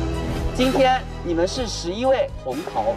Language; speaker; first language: Chinese; native; Chinese